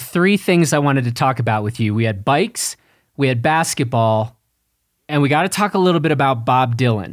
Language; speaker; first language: English; native; English